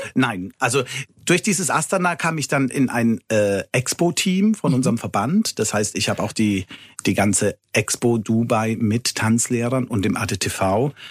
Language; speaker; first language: German; non-native, fluent; Italian